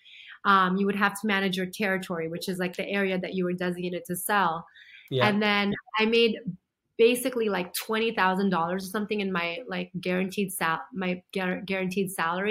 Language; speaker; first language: English; native; English